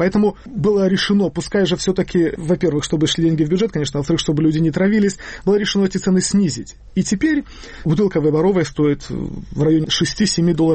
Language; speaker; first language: Russian; native; Russian